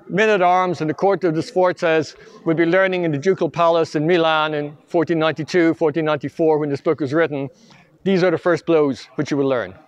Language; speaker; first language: English; native; English